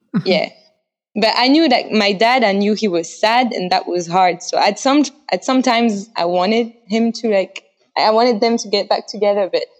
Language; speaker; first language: English; non-native, fluent; French